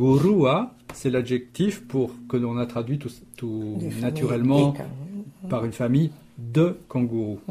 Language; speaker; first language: French; native; French